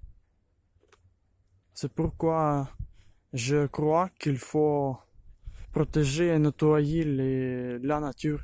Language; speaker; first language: French; non-native, learner; Ukrainian